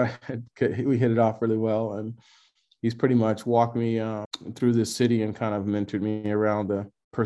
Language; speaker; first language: English; native; English